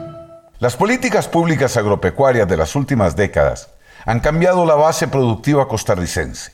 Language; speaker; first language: Spanish; native; Spanish